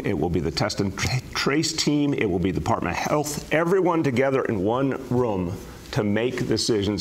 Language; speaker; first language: English; native; English